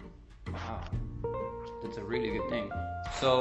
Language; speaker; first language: English; non-native, fluent; Spanish